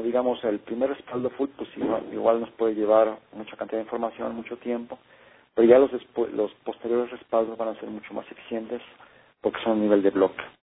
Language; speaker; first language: Spanish; native; Spanish